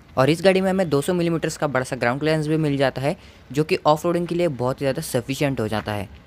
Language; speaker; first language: Hindi; non-native, local second language; Marathi